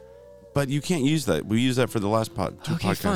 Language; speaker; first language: English; native; English